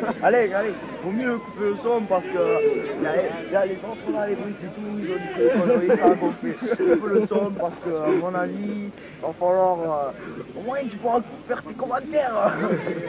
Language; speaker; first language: French; native; French